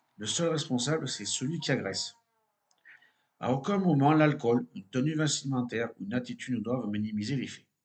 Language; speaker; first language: French; native; French